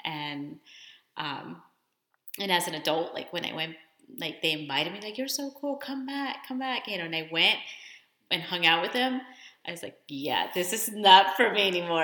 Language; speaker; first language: English; early bilingual, other home language; Spanish